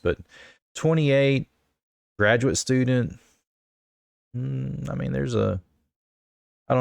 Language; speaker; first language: English; native; English